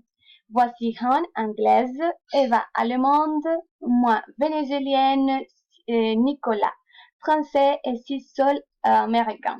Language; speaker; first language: French; non-native, fluent; Spanish